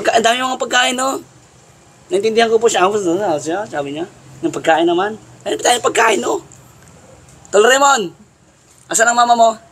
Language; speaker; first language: Filipino; native; Filipino